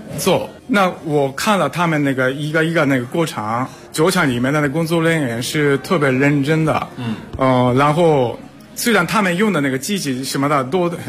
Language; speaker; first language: Chinese; non-native, fluent; Japanese